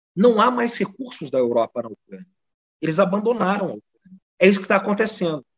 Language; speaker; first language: Portuguese; native; Portuguese